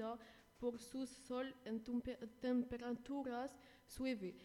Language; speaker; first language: Spanish; non-native, learner; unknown